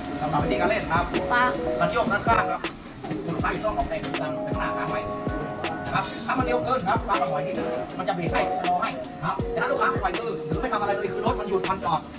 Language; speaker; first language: Thai; native; Thai